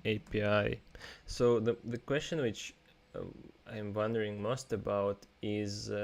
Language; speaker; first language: English; non-native, fluent; Russian